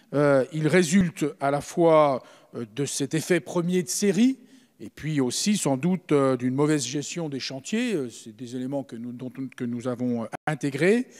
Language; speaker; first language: French; native; French